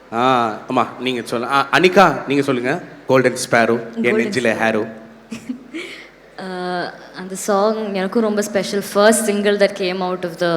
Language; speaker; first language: Tamil; native; Tamil